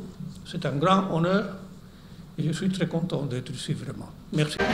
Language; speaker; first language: French; non-native, fluent; Spanish